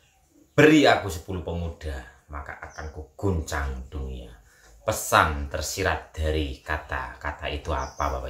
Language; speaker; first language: Indonesian; native; Indonesian